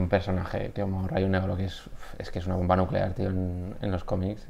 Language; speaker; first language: Spanish; native; Spanish